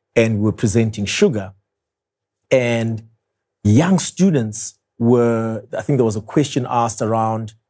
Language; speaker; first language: English; non-native, local second language; Zulu